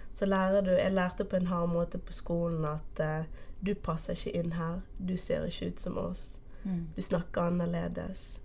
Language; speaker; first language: Norwegian; early bilingual, other home language; Portuguese